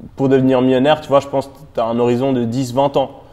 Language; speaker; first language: French; native; French